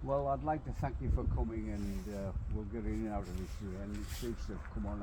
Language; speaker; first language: English; native; English